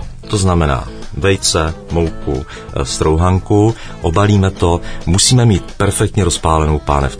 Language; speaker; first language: Czech; native; Czech